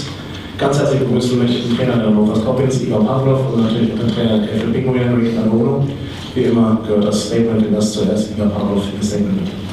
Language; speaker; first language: German; native; German